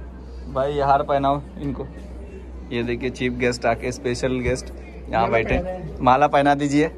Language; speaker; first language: Hindi; non-native, local second language; Bhojpuri